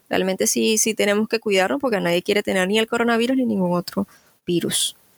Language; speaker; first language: Spanish; native; Spanish